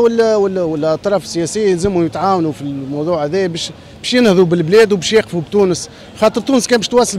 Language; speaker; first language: Arabic; native; Arabic